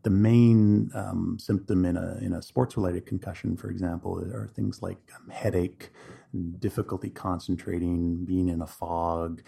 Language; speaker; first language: English; native; English